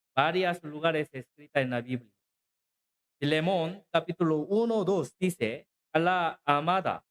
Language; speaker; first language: Spanish; non-native, learner; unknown